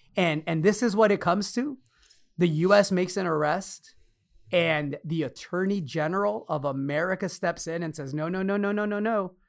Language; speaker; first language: English; early bilingual, other home language; Spanish